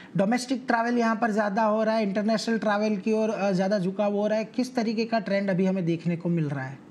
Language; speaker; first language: Hindi; non-native, local second language; Gujarati